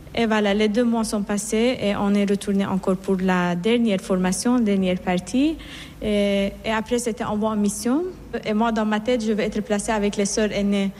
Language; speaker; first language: French; non-native, learner; Persian